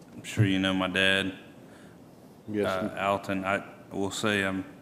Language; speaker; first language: English; native; English